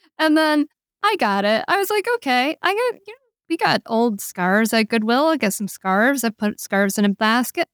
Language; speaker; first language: English; native; English